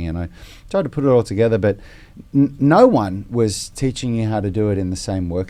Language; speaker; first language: English; native; English